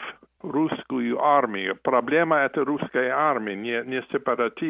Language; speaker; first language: Russian; non-native, fluent; English